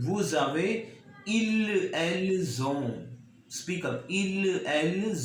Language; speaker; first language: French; non-native, learner; Hindi